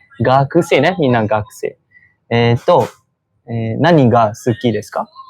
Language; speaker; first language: Japanese; non-native, fluent; Malay